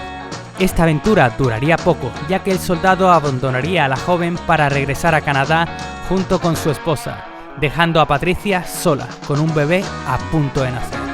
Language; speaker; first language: Spanish; native; Spanish